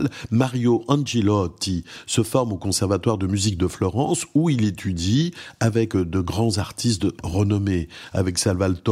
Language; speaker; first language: French; native; French